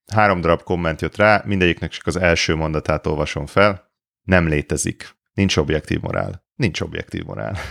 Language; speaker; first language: Hungarian; native; Hungarian